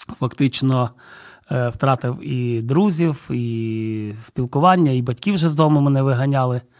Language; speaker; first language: Ukrainian; non-native, local second language; Russian